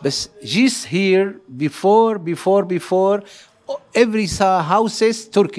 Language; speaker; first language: English; non-native, learner; Arabic